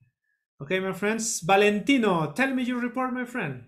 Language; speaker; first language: English; non-native, learner; Spanish